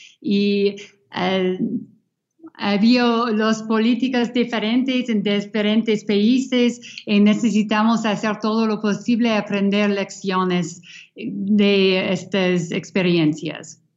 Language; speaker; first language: Spanish; non-native, fluent; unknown